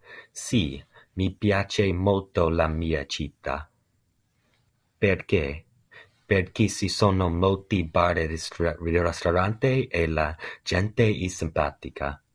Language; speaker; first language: Italian; non-native, learner; English